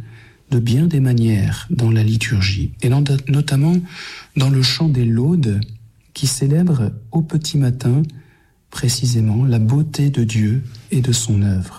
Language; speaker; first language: French; native; French